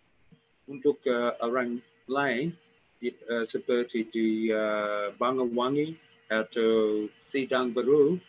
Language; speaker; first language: Indonesian; non-native, fluent; English